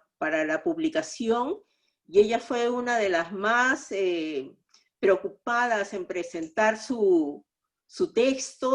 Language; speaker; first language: Spanish; native; Spanish